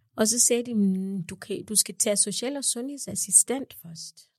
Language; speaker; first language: Danish; non-native, fluent; English